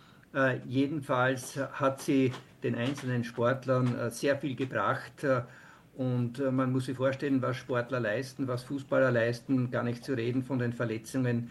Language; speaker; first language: German; native; German